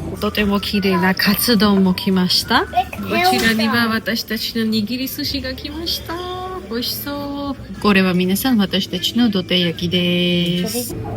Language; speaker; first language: Japanese; non-native, fluent; Georgian